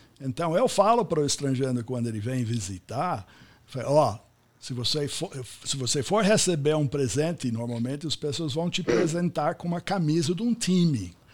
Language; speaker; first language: Portuguese; non-native, fluent; English